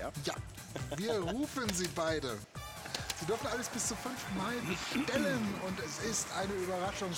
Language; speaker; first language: German; native; German